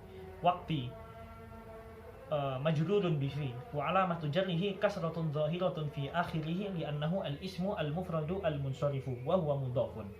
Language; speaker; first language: Arabic; non-native, learner; Javanese